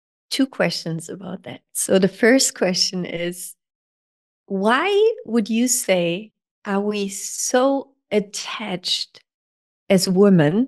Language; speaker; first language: English; non-native, fluent; German